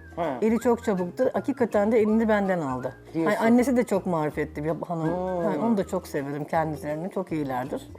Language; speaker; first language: Turkish; native; Turkish